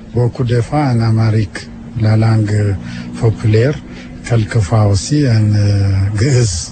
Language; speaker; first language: French; non-native, learner; Amharic